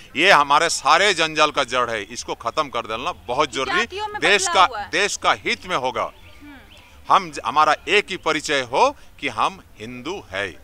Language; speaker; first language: Hindi; non-native, local second language; Bangla